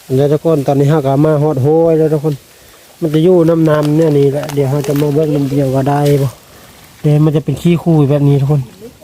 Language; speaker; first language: Thai; native; Thai